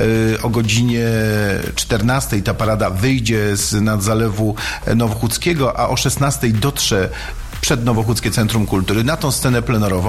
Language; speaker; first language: Polish; native; Polish